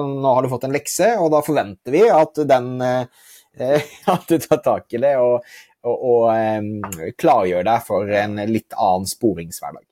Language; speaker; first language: Norwegian; native; Norwegian